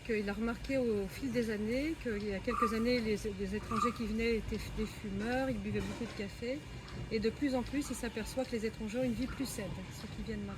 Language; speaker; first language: French; native; French